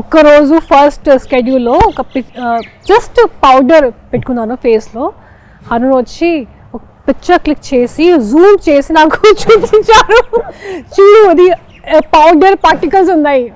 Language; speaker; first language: Telugu; non-native, fluent; Hindi